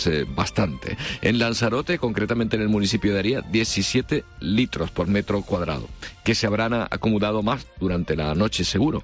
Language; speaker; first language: Spanish; native; Spanish